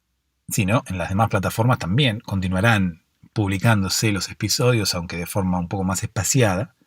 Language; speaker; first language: Spanish; native; Spanish